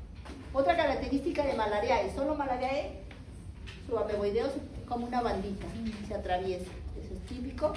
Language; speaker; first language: Spanish; native; Spanish